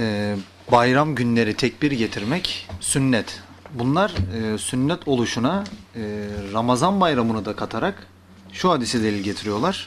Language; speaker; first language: Turkish; native; Turkish